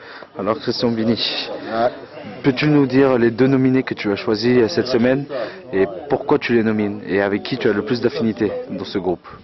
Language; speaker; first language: French; native; French